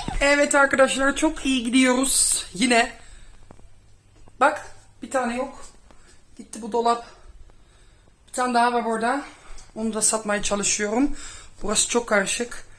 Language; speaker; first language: Turkish; non-native, fluent; Dutch